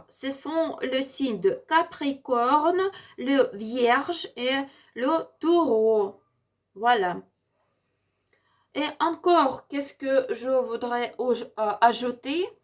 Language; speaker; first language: French; non-native, learner; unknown